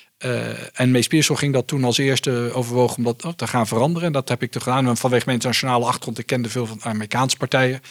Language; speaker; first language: Dutch; early bilingual, heritage; Dutch